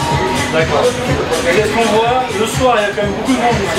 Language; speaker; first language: French; native; French